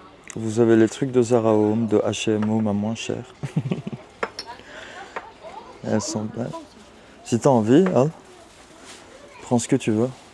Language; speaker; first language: French; early bilingual, heritage; Turkish